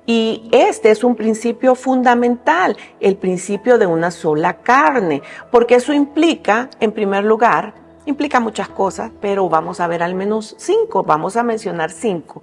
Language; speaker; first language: Spanish; native; Spanish